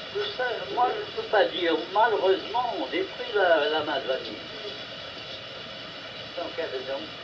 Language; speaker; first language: French; non-native, fluent; Portuguese